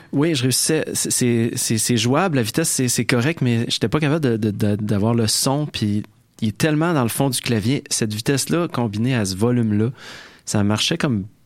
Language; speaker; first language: French; native; French